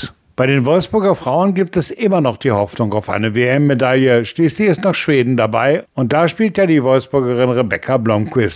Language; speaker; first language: German; native; German